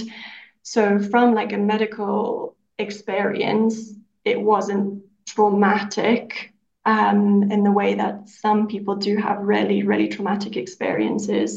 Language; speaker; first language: English; native; English